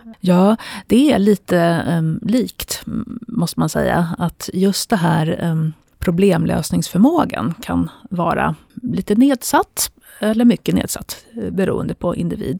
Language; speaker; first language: Swedish; native; Swedish